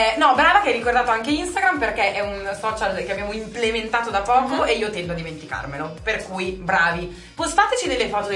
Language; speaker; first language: Italian; native; Italian